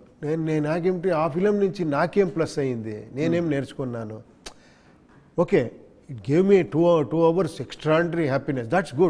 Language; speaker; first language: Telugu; non-native, learner; Kannada